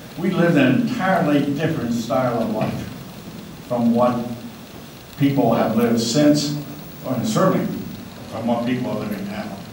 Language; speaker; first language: English; native; English